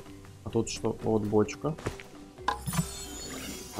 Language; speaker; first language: Russian; native; Russian